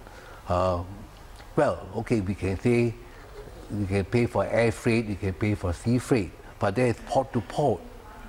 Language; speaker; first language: English; non-native, local second language; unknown